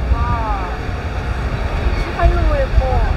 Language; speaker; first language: Korean; non-native, learner; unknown